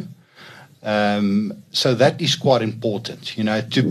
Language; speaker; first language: English; non-native, local second language; Afrikaans